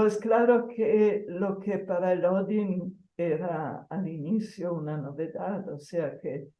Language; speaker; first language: Spanish; non-native, fluent; Italian